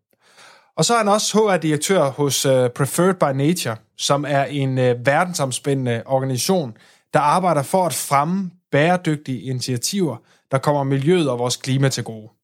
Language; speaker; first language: Danish; native; Danish